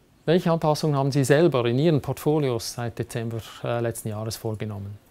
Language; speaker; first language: German; native; German